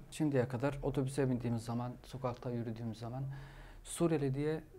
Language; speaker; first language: Turkish; non-native, fluent; Arabic